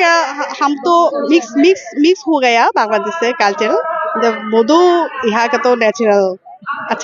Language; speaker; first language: Hindi; non-native, learner; Bangla